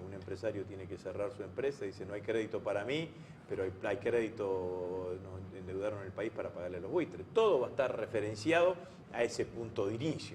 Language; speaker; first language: Spanish; native; Spanish